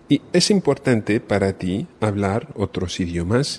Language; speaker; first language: Spanish; non-native, fluent; English